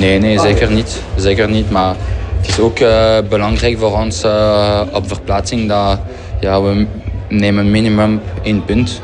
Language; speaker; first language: Dutch; non-native, fluent; French